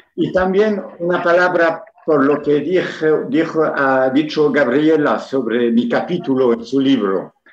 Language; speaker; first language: Spanish; non-native, fluent; French